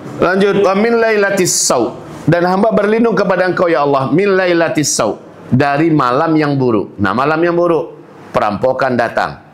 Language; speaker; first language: Malay; non-native, local second language; Minangkabau